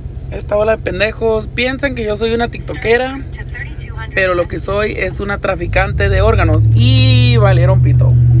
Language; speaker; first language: Spanish; early bilingual, heritage; Spanish